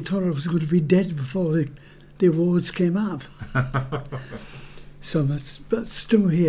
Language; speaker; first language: English; native; English